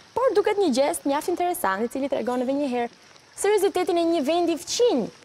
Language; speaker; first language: Albanian; native; Albanian